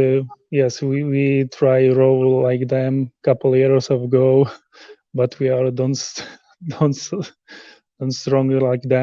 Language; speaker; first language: English; non-native, learner; Polish